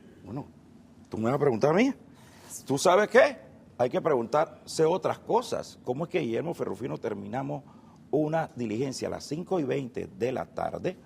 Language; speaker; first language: Spanish; native; Spanish